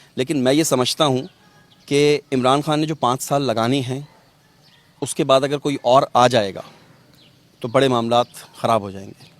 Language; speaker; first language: Urdu; non-native, local second language; Punjabi